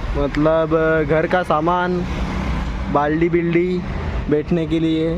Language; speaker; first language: Hindi; non-native, local second language; Marathi